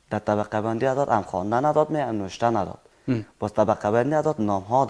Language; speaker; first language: Persian; native; Persian